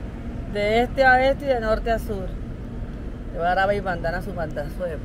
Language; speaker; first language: Spanish; native; Spanish